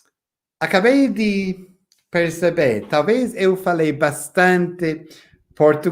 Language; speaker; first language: Portuguese; non-native, fluent; English